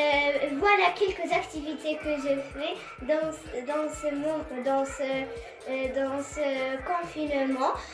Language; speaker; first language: French; non-native, learner; Arabic